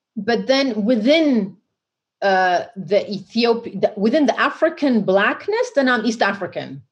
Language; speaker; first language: English; non-native, fluent; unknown